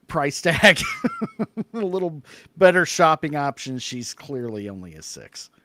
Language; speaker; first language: English; native; English